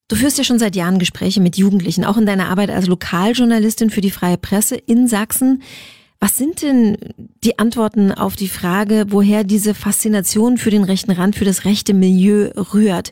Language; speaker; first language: German; native; German